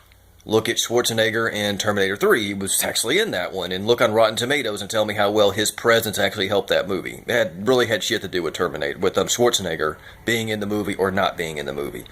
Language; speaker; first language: English; native; English